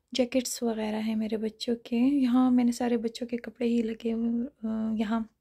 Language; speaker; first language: Urdu; non-native, fluent; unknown